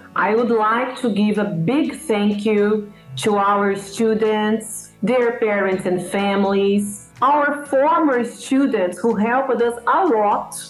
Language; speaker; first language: English; non-native, fluent; Portuguese